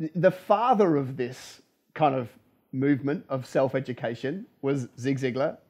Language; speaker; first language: English; native; English